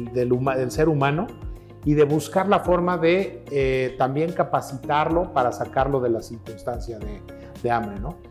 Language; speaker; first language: Spanish; native; Spanish